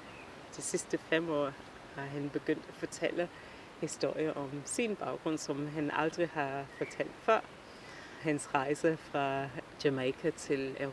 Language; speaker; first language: Danish; non-native, fluent; English